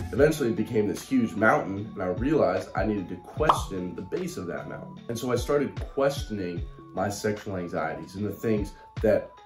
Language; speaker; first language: English; native; English